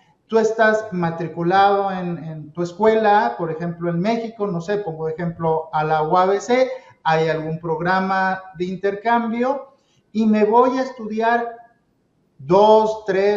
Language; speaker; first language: Spanish; native; Spanish